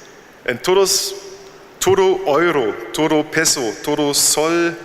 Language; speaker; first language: Spanish; non-native, learner; German